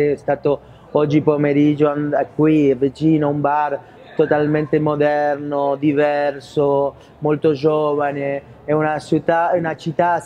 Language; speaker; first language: Italian; non-native, fluent; Spanish